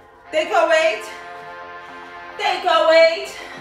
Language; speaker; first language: English; non-native, fluent; Portuguese